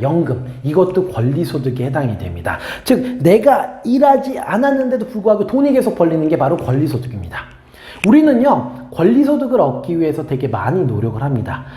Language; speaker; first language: Korean; native; Korean